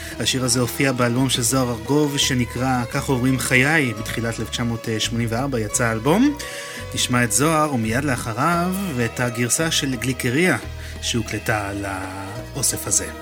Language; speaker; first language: Hebrew; native; Hebrew